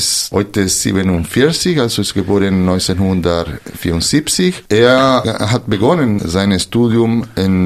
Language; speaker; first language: German; non-native, fluent; Spanish